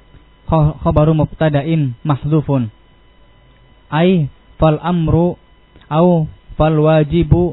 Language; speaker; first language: Arabic; non-native, learner; Indonesian